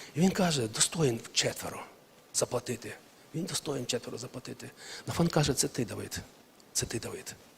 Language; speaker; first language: Ukrainian; non-native, local second language; Russian